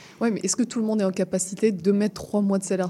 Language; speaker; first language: French; native; French